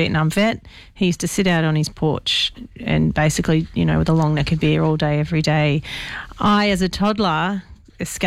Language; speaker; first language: English; native; English